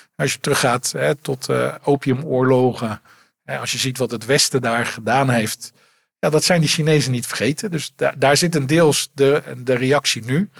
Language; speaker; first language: Dutch; native; Dutch